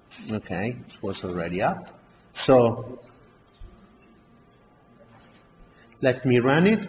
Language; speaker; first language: English; non-native, fluent; Italian